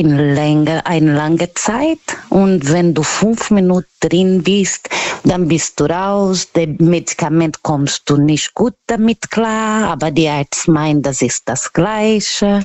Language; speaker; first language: German; non-native, learner; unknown